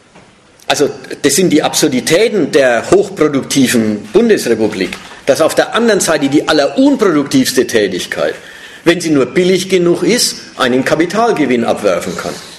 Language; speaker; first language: German; native; German